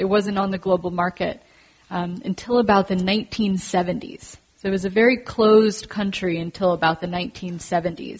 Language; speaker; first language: English; native; English